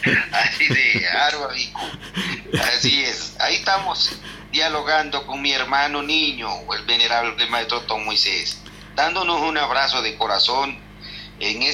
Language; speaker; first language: Spanish; non-native, local second language; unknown